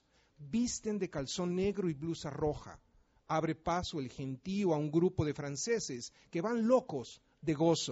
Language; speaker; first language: Spanish; native; Spanish